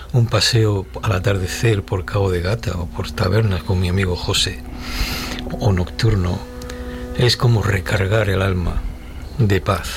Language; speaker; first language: Spanish; native; Spanish